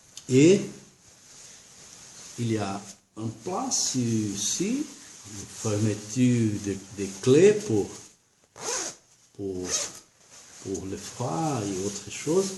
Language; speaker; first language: French; non-native, learner; Portuguese